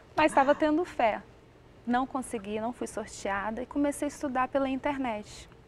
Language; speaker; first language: Portuguese; native; Portuguese